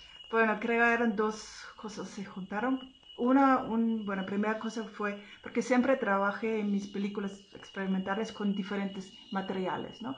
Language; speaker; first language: Spanish; non-native, fluent; German